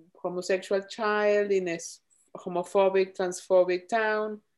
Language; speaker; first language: English; non-native, fluent; Spanish